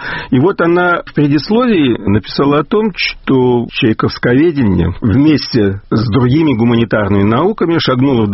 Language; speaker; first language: Russian; native; Russian